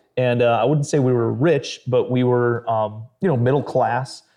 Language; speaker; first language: English; native; English